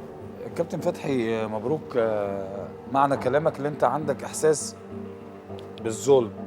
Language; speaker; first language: Arabic; native; Arabic